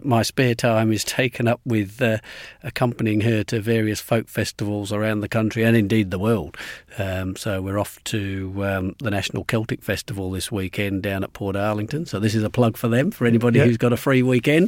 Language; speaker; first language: English; native; English